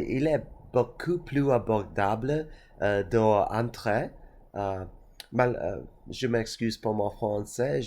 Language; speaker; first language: French; non-native, learner; English